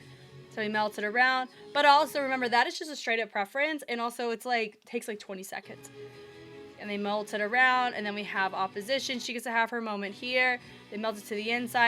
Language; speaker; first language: English; native; English